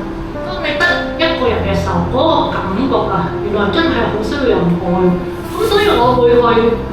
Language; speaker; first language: Cantonese; native; Cantonese